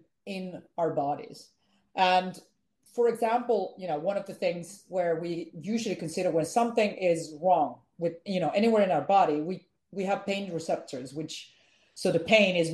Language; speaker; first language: English; non-native, fluent; Finnish